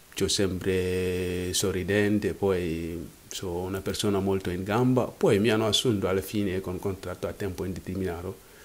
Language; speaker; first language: Italian; non-native, fluent; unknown